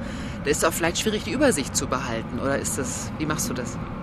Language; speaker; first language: German; native; German